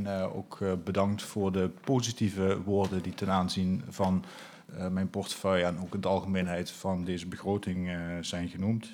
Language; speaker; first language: Dutch; native; Dutch